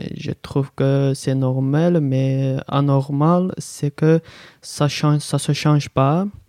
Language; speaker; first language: French; non-native, learner; Azerbaijani